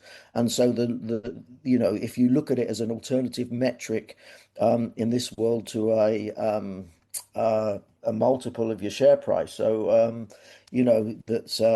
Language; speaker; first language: English; native; English